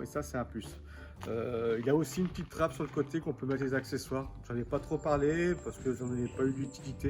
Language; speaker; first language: French; native; French